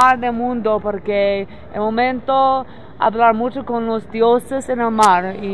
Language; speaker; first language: Spanish; non-native, learner; English